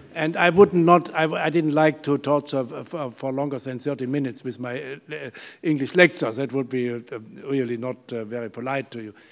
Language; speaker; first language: English; non-native, fluent; German